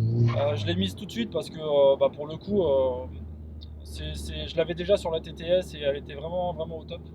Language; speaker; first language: French; native; French